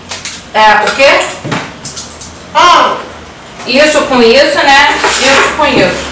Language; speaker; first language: Portuguese; native; Portuguese